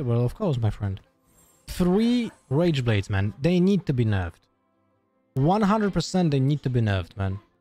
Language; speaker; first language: English; non-native, fluent; Polish